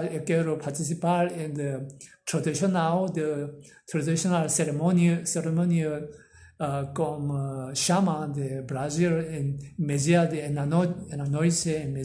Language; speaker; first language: Portuguese; non-native, learner; Korean